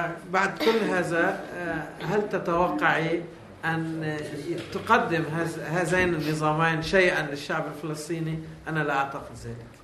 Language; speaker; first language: Arabic; native; Arabic